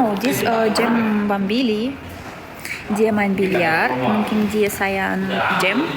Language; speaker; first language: Indonesian; non-native, learner; Russian